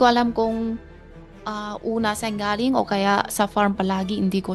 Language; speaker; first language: Filipino; early bilingual, other home language; Chinese